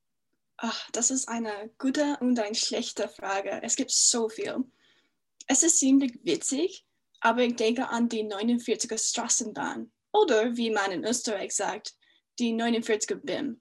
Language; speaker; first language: German; non-native, fluent; English